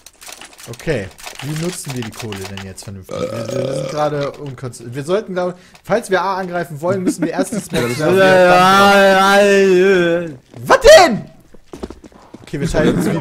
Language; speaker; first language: German; native; German